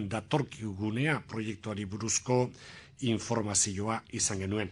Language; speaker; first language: Basque; native; Basque